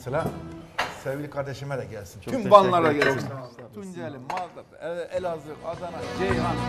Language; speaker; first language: Turkish; native; Turkish